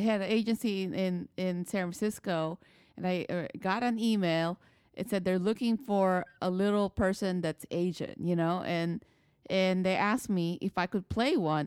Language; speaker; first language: English; non-native, local second language; Filipino